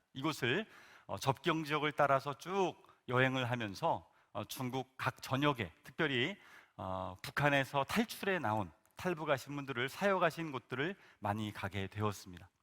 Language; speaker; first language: Korean; native; Korean